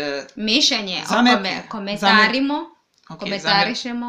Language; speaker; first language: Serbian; non-native, learner; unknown